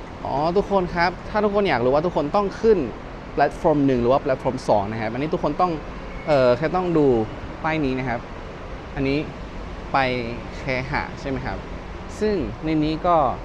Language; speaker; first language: Thai; non-native, fluent; Indonesian